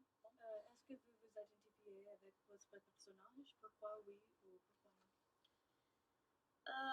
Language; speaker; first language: French; non-native, learner; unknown